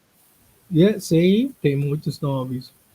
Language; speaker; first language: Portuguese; non-native, learner; English